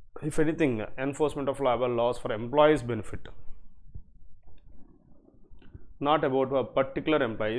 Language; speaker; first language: English; non-native, local second language; Telugu